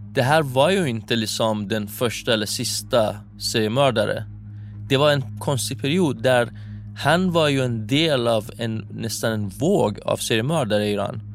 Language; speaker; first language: Swedish; non-native, fluent; Persian